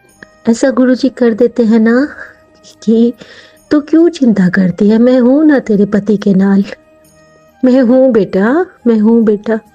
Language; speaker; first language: Hindi; native; Hindi